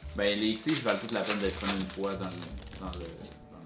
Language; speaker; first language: French; native; French